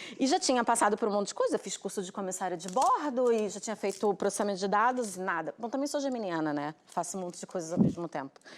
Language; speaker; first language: Portuguese; native; Portuguese